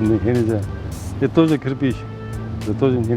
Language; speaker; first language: Russian; non-native, local second language; Kyrgyz